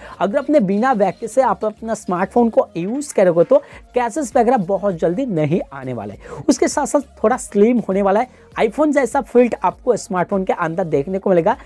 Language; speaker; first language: Hindi; non-native, local second language; Bangla